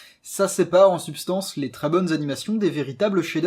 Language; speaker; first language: French; native; French